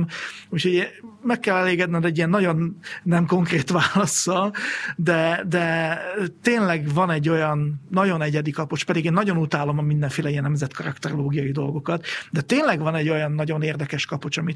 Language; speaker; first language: Hungarian; native; Hungarian